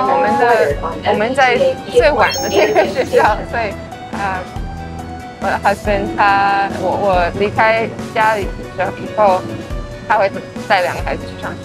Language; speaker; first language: Chinese; early bilingual, heritage; Chinese